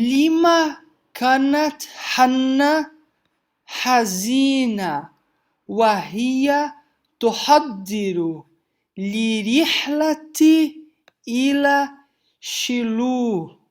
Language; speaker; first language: Arabic; non-native, fluent; Portuguese